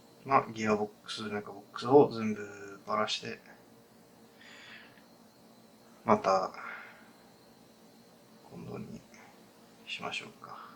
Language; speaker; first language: Japanese; non-native, fluent; English